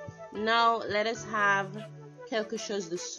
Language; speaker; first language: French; non-native, fluent; English